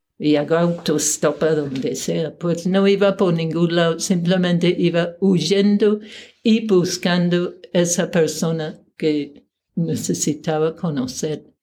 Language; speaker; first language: Spanish; non-native, fluent; English